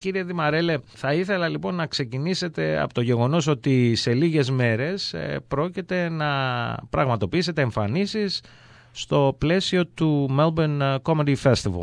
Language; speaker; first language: Greek; native; Greek